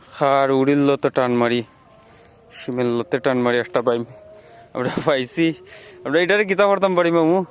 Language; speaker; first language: Bangla; non-native, local second language; Sylheti